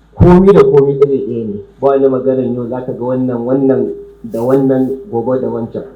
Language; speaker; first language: Hausa; native; Hausa